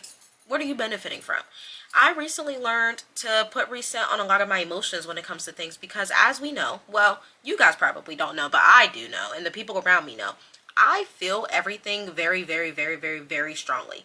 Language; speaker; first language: English; native; English